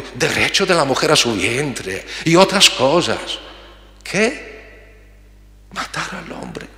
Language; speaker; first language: Spanish; non-native, fluent; Polish